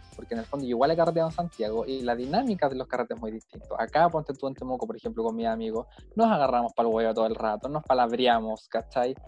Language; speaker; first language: Spanish; native; Spanish